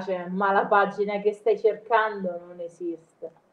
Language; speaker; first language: Italian; native; Italian